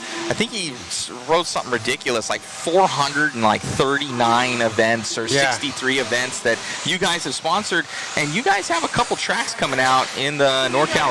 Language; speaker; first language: English; native; English